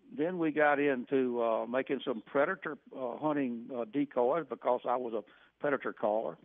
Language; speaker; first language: English; native; English